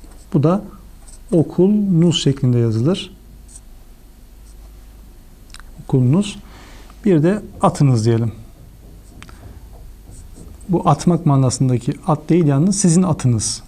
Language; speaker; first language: Turkish; native; Turkish